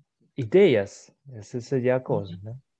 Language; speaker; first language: Portuguese; non-native, fluent; Spanish